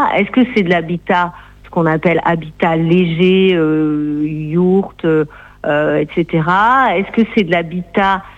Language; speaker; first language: French; native; French